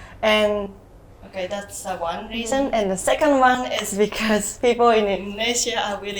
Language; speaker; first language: English; non-native, fluent; Japanese